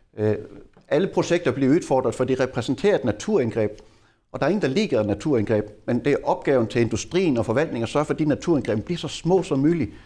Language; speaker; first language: Danish; native; Danish